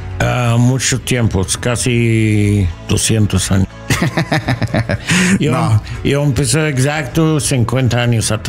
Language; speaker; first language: Spanish; non-native, learner; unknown